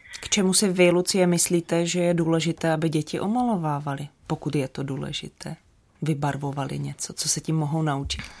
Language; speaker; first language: Czech; native; Czech